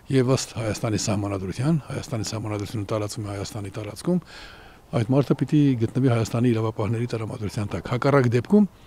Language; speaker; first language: Armenian; native; Armenian